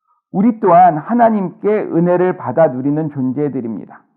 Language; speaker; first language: Korean; native; Korean